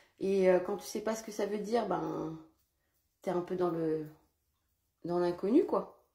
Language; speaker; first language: French; early bilingual, other home language; Portuguese